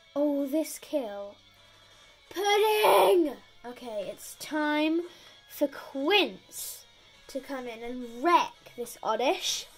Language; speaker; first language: English; native; English